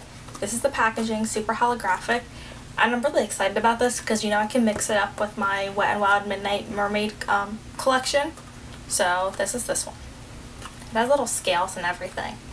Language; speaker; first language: English; native; English